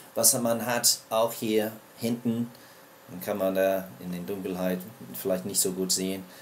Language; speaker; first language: German; non-native, learner; English